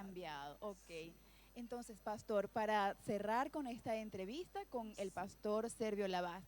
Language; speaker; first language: Spanish; native; Spanish